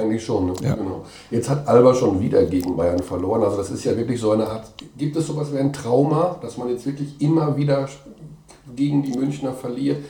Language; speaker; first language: German; native; German